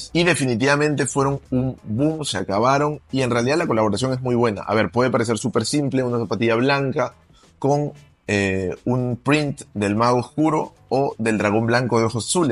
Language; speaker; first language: Spanish; native; Spanish